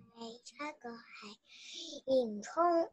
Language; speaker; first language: Cantonese; non-native, learner; Chinese